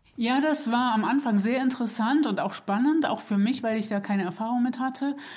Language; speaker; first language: German; native; German